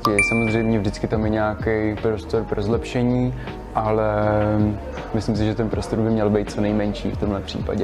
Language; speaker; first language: Czech; native; Czech